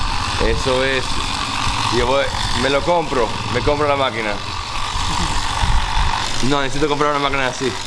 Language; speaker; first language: Spanish; non-native, learner; English